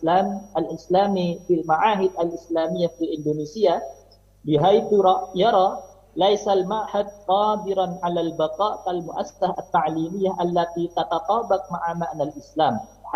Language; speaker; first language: Arabic; non-native, fluent; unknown